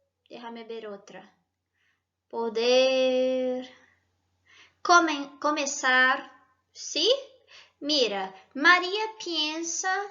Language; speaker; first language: Spanish; non-native, fluent; Portuguese